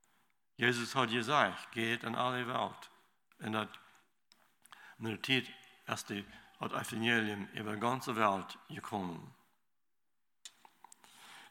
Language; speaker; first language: German; non-native, learner; Low German